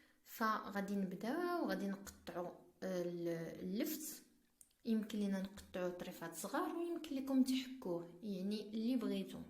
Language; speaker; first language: Arabic; native; Arabic